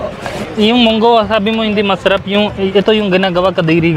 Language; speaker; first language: Filipino; non-native, learner; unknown